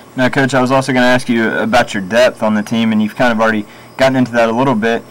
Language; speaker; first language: English; native; English